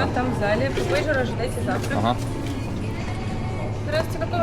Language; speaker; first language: Russian; native; Russian